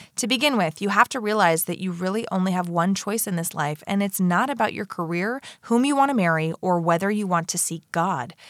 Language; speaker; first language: English; native; English